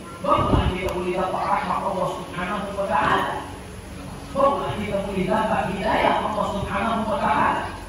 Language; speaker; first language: Malay; non-native, fluent; Arabic